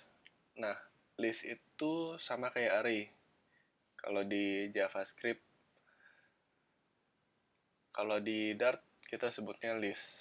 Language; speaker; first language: Indonesian; native; Indonesian